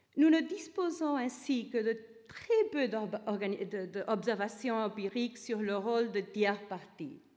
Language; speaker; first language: French; non-native, fluent; Spanish